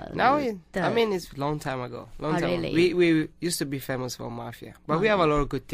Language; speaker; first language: English; non-native, learner; Italian